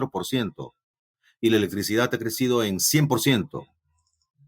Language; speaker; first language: Spanish; native; Spanish